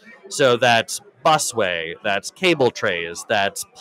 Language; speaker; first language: English; native; English